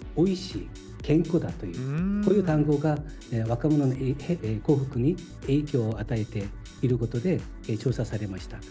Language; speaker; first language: Japanese; non-native, fluent; Korean